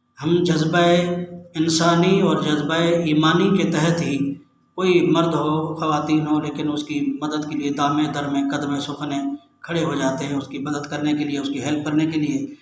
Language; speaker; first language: Urdu; native; Urdu